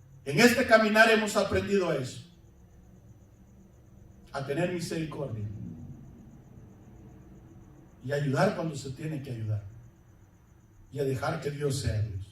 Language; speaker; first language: Spanish; native; Spanish